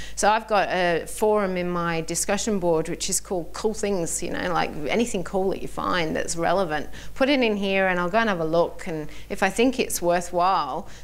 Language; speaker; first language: English; native; English